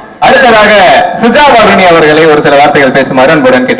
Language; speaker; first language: Tamil; native; Tamil